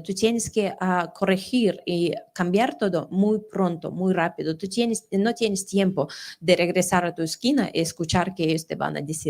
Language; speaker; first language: Spanish; non-native, fluent; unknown